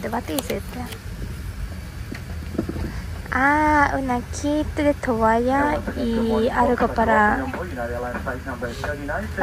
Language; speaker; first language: Spanish; non-native, learner; Japanese